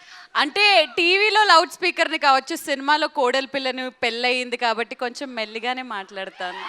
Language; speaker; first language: Telugu; native; Telugu